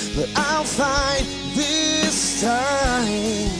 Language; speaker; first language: English; native; English